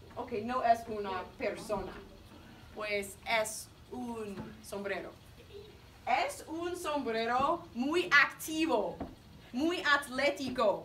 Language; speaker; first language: Spanish; non-native, fluent; English